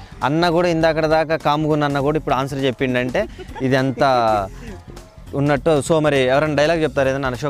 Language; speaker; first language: Telugu; native; Telugu